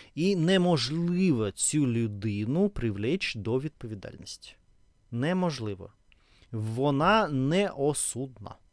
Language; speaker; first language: Ukrainian; non-native, local second language; Russian